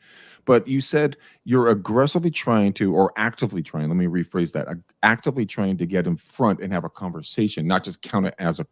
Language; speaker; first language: English; native; English